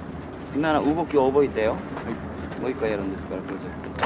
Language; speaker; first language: Japanese; non-native, learner; Korean